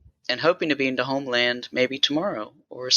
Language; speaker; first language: English; native; English